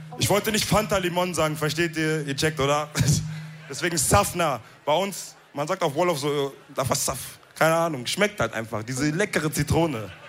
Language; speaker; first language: German; early bilingual, other home language; Wolof